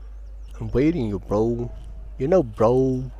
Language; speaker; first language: English; non-native, local second language; Tibetan